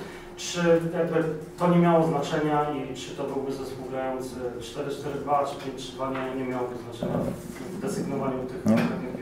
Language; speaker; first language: Polish; native; Polish